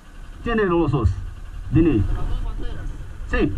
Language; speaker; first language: Spanish; non-native, learner; Portuguese